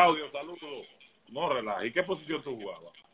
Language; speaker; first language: Spanish; native; Spanish